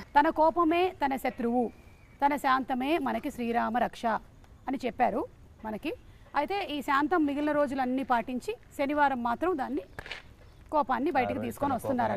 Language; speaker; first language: Telugu; native; Telugu